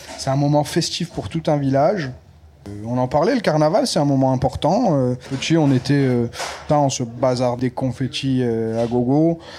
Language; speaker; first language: French; native; French